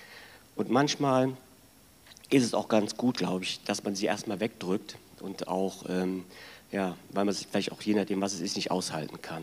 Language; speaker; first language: German; native; German